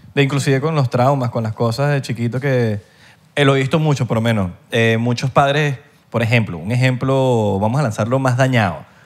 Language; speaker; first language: Spanish; native; Spanish